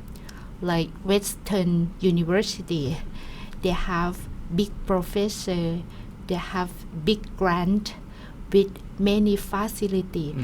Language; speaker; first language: English; non-native, learner; Thai